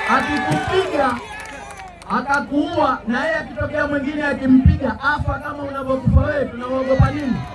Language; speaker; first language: Swahili; native; Swahili